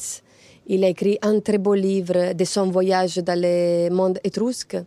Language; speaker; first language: French; non-native, fluent; Italian